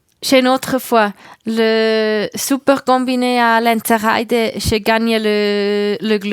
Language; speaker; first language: French; non-native, learner; German